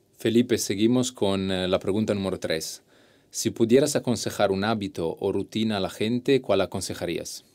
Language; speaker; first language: Spanish; non-native, fluent; Italian